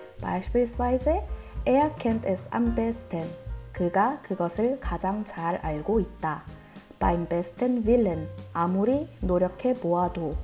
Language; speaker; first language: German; non-native, fluent; Korean